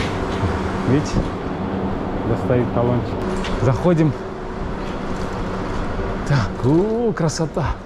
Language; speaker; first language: Russian; non-native, local second language; Kyrgyz